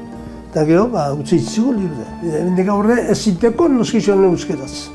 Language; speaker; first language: Basque; native; Basque